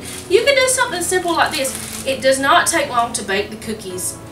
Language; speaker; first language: English; native; English